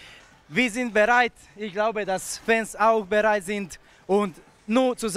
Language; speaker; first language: German; non-native, fluent; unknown